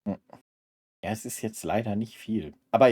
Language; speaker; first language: German; native; German